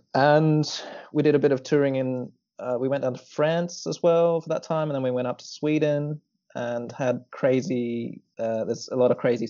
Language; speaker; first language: English; native; English